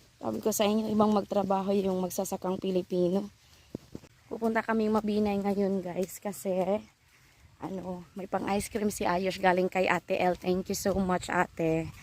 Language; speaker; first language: Filipino; non-native, local second language; Cebuano